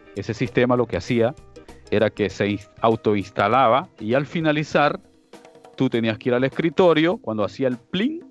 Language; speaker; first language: Spanish; native; Spanish